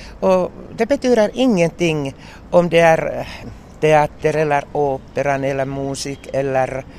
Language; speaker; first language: Swedish; non-native, local second language; Finnish